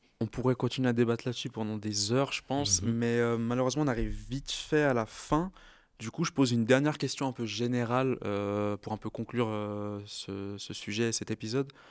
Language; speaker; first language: French; native; French